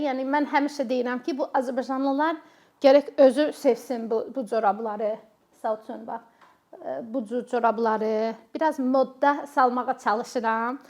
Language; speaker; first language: Azerbaijani; non-native, fluent; English